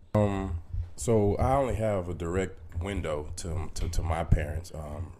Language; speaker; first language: English; native; English